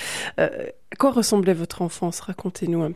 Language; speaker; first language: French; native; French